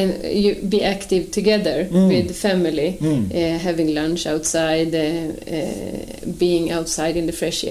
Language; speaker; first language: English; non-native, fluent; Swedish